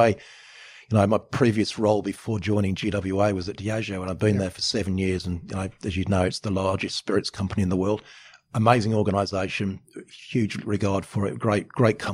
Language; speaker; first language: English; native; English